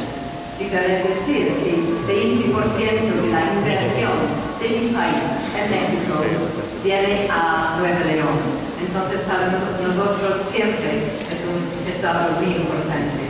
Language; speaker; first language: Spanish; non-native, fluent; English